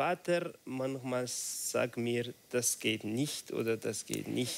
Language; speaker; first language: German; non-native, learner; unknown